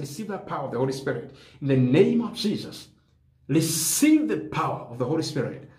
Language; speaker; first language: English; non-native, local second language; Swahili